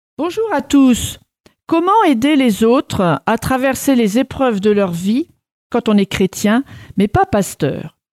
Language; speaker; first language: French; native; French